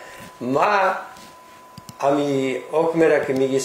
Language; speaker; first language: Persian; native; Persian